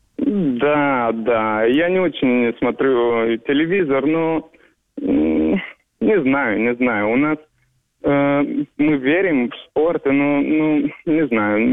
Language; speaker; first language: Russian; non-native, learner; Romanian